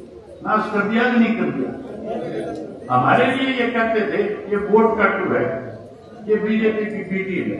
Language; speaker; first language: Hindi; native; Hindi